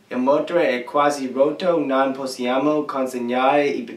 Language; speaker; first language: Italian; non-native, learner; English